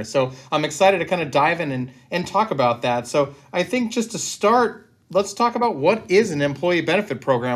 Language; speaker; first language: English; native; English